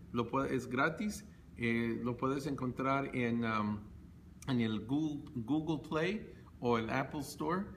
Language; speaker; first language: Spanish; early bilingual, heritage; Spanish